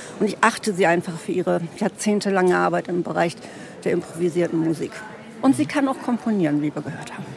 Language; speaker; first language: German; native; German